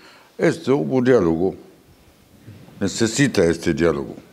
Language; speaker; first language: Spanish; non-native, fluent; Arabic